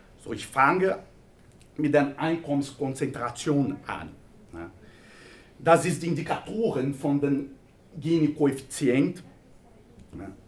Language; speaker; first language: German; non-native, fluent; Portuguese